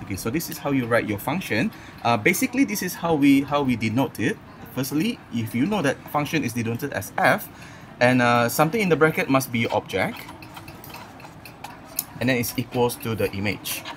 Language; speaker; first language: English; non-native, local second language; Malay